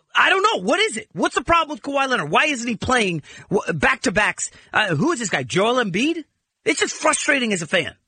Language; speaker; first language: English; native; English